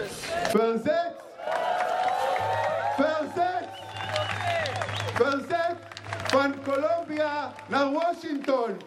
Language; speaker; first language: Dutch; non-native, fluent; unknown